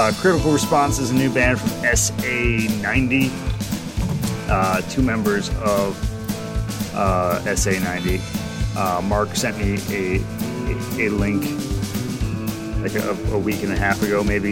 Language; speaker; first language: English; native; English